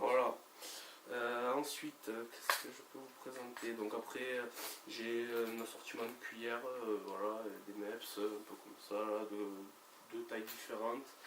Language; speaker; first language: French; native; French